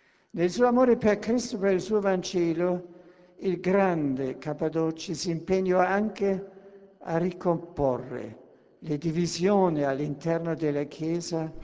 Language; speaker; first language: Italian; non-native, fluent; German